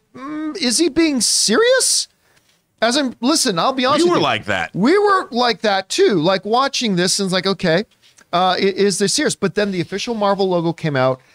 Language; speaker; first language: English; native; English